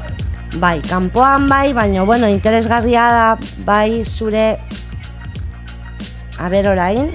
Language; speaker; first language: Basque; non-native, local second language; Spanish